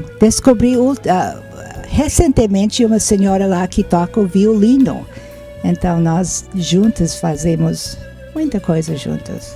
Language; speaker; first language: Portuguese; non-native, fluent; English